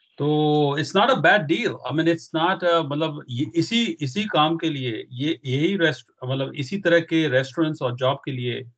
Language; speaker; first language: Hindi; non-native, local second language; Punjabi